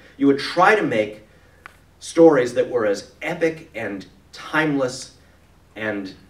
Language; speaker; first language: English; native; English